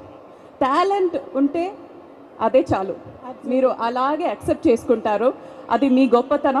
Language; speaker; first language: Telugu; non-native, fluent; Malayalam